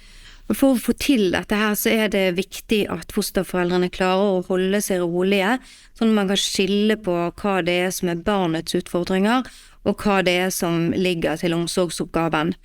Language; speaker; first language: Norwegian; native; Norwegian